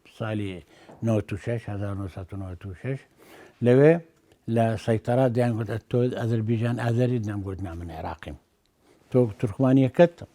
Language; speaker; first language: Central Kurdish; non-native, local second language; Azerbaijani